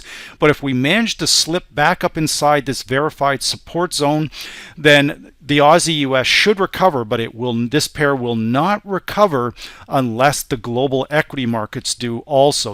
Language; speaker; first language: English; native; English